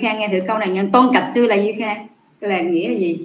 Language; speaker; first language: Japanese; non-native, fluent; Vietnamese